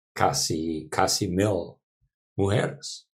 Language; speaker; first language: Spanish; non-native, learner; English